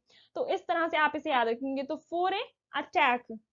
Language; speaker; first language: Hindi; native; Hindi